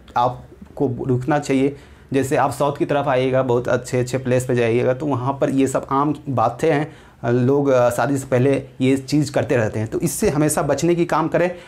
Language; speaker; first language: Hindi; native; Hindi